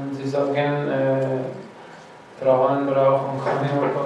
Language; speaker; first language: German; non-native, learner; Persian